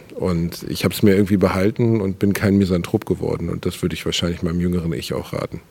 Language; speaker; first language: German; native; German